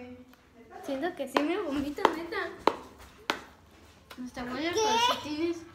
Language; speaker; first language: Spanish; native; Spanish